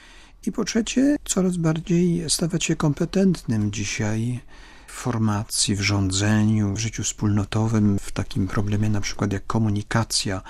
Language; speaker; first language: Polish; native; Polish